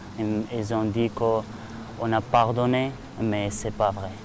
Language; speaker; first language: French; non-native, learner; Persian